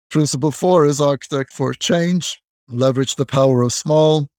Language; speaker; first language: English; non-native, fluent; Turkish